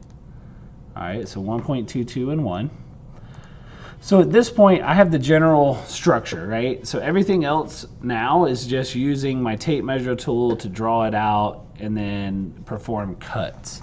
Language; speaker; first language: English; native; English